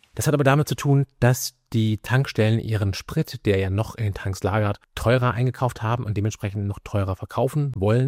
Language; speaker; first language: German; native; German